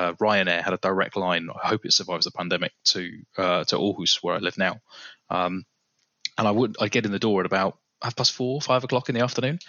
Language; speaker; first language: English; native; English